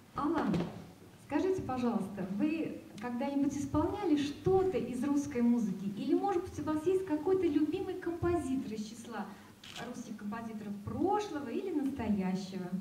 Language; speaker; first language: Russian; native; Russian